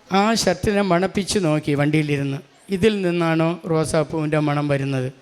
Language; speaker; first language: Malayalam; non-native, local second language; Tamil